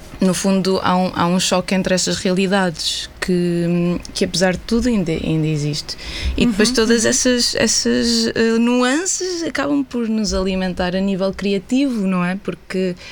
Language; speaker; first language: Portuguese; native; Portuguese